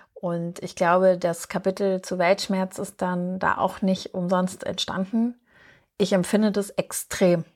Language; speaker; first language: German; native; German